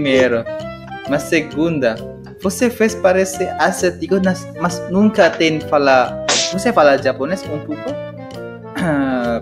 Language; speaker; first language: Portuguese; non-native, learner; Indonesian